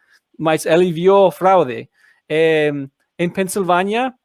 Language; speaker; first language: Portuguese; non-native, learner; English